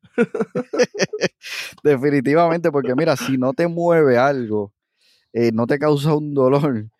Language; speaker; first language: Spanish; native; Spanish